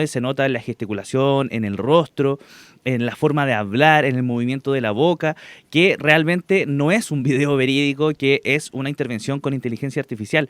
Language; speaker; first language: Spanish; native; Spanish